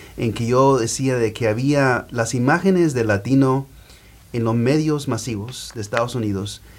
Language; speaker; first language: Spanish; early bilingual, heritage; Spanish